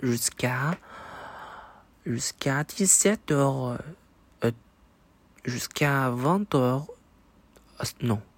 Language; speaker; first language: French; non-native, learner; Chinese